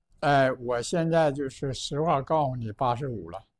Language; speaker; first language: Chinese; native; Chinese